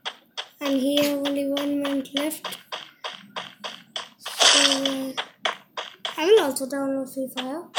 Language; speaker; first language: English; non-native, learner; Hindi